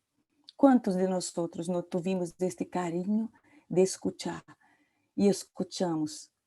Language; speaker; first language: Portuguese; non-native, learner; Spanish